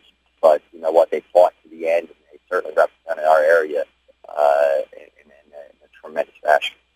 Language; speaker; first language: English; native; English